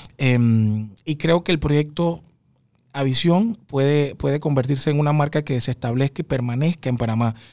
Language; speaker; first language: Spanish; native; Spanish